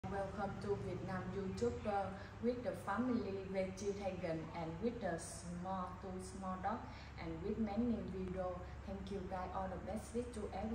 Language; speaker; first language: English; non-native, learner; Vietnamese